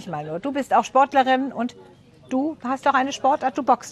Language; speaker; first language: German; native; German